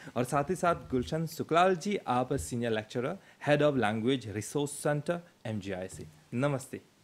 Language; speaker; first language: Hindi; early bilingual, heritage; Hindi